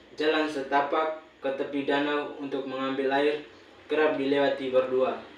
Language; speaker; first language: Indonesian; non-native, local second language; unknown